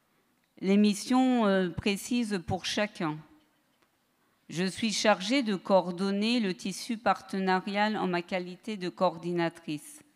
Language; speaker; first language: French; native; French